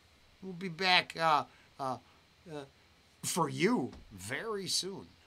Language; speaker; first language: English; native; English